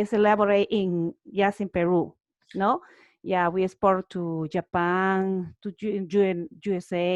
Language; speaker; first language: English; non-native, learner; Spanish